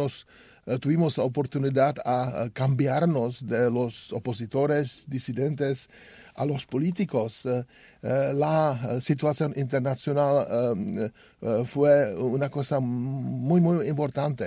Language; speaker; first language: Spanish; non-native, learner; Czech